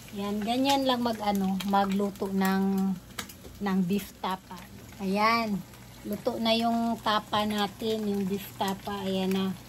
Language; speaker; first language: Filipino; non-native, local second language; Cebuano